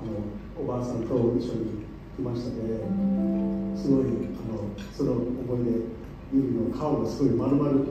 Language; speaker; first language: Japanese; non-native, learner; English